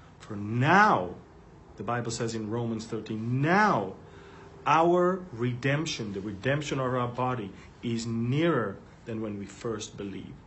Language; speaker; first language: English; non-native, fluent; Hebrew